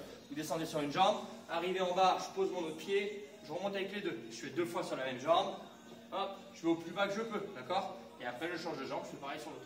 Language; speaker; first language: French; native; French